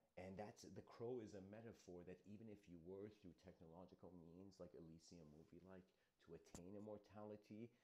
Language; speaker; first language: English; native; English